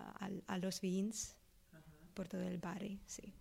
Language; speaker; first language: Catalan; non-native, learner; Russian